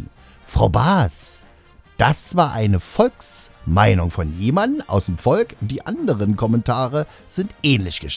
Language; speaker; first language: German; native; German